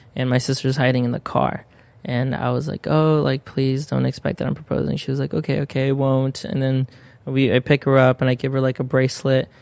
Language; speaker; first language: English; early bilingual, other home language; Spanish